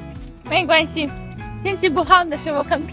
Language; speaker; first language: Chinese; non-native, learner; Russian